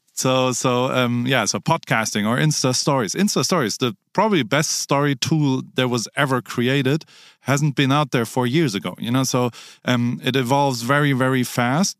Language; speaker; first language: English; non-native, fluent; German